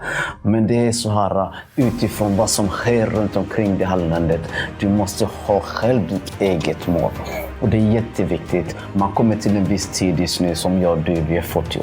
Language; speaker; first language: Swedish; early bilingual, other home language; Somali